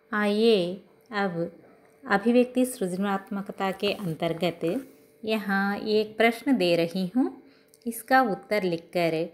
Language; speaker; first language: Hindi; non-native, local second language; Telugu